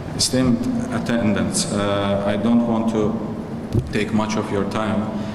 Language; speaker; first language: English; non-native, fluent; Azerbaijani